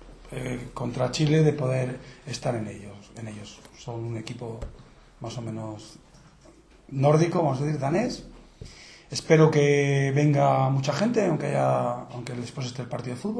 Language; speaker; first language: Spanish; native; Spanish